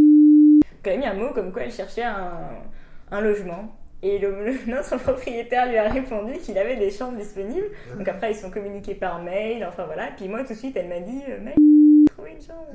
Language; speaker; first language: French; native; French